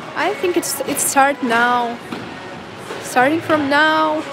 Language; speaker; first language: English; non-native, learner; Russian